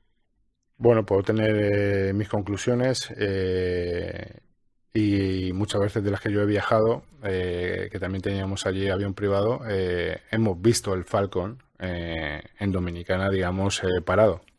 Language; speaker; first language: Spanish; native; Spanish